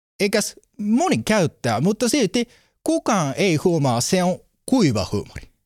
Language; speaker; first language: Finnish; non-native, learner; Japanese